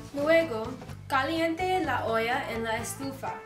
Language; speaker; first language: Spanish; non-native, learner; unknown